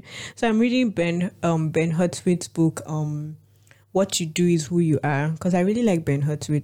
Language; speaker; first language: English; non-native, local second language; Yoruba